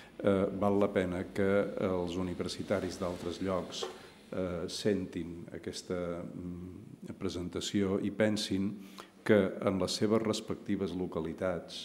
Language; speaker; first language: Catalan; native; Catalan